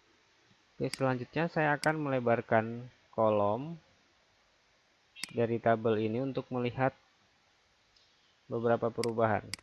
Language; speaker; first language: Indonesian; native; Indonesian